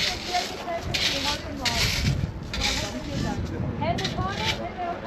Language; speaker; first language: German; non-native, learner; Spanish